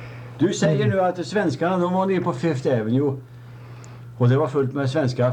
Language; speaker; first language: Swedish; native; Swedish